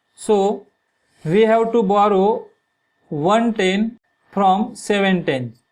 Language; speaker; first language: English; non-native, local second language; Marathi